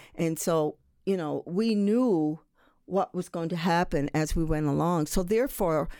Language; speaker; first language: English; native; English